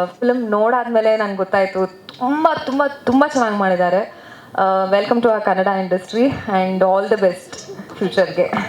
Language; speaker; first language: Kannada; native; Kannada